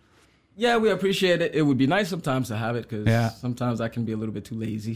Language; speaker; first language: English; native; English